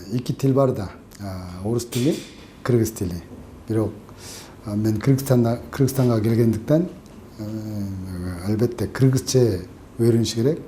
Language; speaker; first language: Kyrgyz; non-native, fluent; Korean